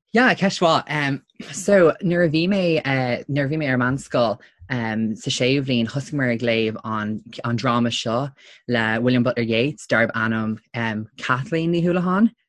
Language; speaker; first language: Irish; native; Irish